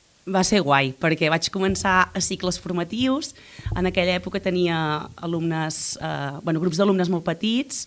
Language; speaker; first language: Catalan; native; Catalan